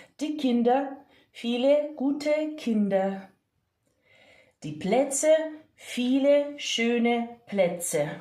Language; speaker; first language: German; non-native, fluent; Ukrainian